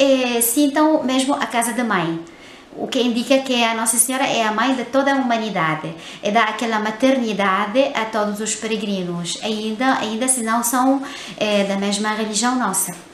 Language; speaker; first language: Portuguese; non-native, fluent; Arabic